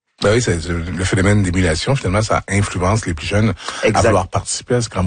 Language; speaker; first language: French; native; French